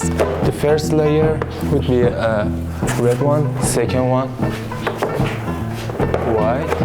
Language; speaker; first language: English; non-native, learner; Persian